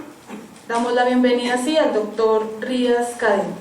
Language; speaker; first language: Spanish; native; Spanish